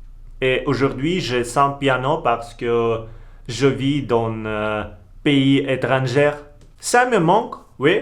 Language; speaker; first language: French; non-native, learner; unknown